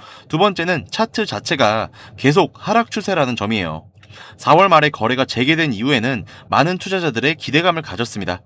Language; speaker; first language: Korean; native; Korean